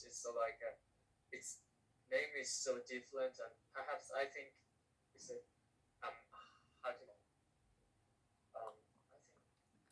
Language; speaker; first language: English; non-native, learner; Korean